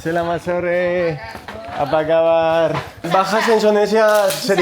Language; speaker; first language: Indonesian; non-native, learner; Spanish